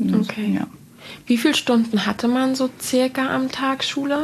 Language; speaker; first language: German; native; German